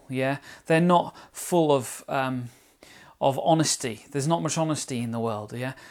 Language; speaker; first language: English; native; English